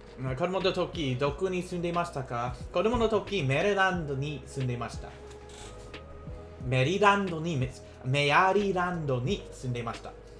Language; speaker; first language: Japanese; non-native, learner; English